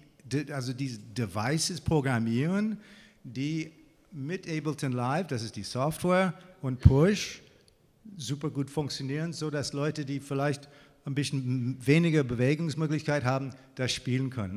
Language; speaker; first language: German; non-native, fluent; English